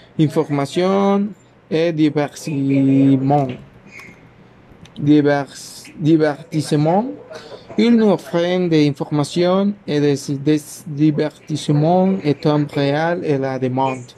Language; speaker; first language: French; non-native, learner; Spanish